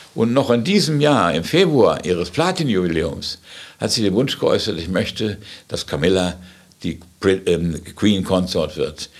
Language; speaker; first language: German; native; German